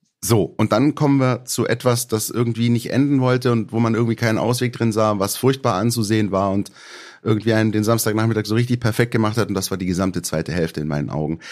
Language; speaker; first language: German; native; German